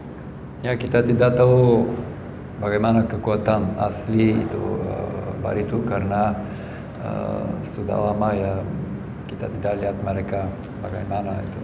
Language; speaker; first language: Indonesian; non-native, fluent; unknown